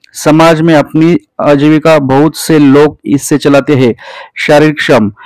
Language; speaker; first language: Hindi; non-native, local second language; Marathi